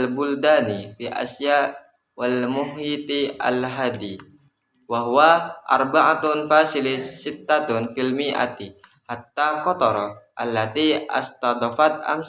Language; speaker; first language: Arabic; non-native, learner; Indonesian